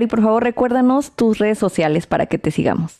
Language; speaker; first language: Spanish; native; Spanish